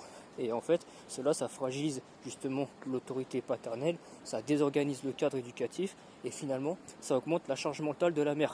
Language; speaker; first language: French; native; French